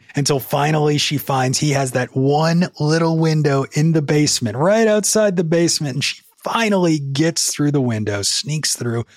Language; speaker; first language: English; native; English